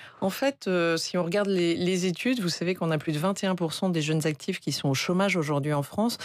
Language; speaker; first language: French; native; French